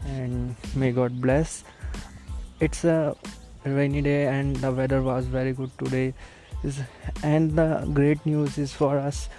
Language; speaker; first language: English; non-native, local second language; Hindi